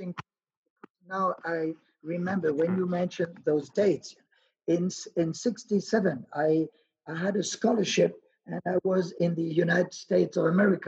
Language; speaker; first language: English; non-native, fluent; French